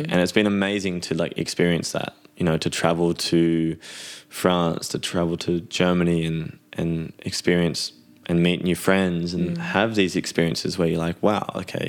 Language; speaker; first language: English; native; English